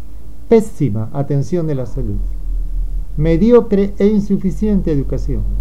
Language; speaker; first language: Spanish; native; Spanish